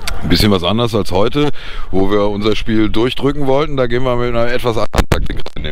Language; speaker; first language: German; native; German